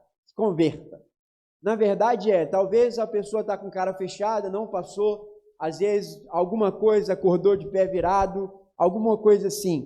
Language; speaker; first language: Portuguese; native; Portuguese